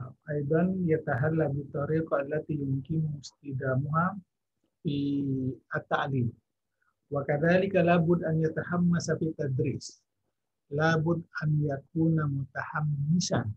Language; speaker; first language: Arabic; non-native, fluent; Indonesian